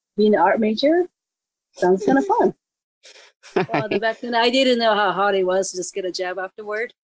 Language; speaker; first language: English; non-native, fluent; Japanese